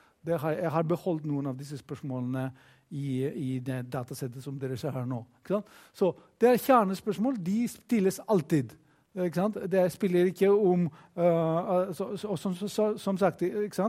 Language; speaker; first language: Norwegian; non-native, fluent; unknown